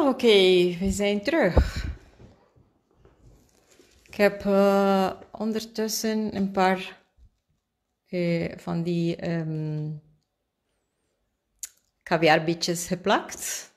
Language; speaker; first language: Dutch; non-native, fluent; Spanish